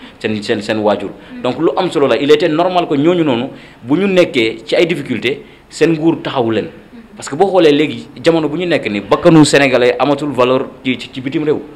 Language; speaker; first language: Wolof; non-native, local second language; Fula